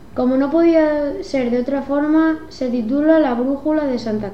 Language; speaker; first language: Spanish; native; Spanish